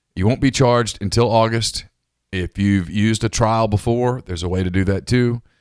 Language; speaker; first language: English; native; English